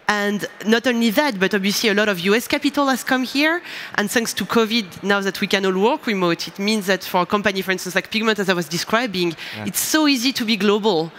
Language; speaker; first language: English; non-native, fluent; French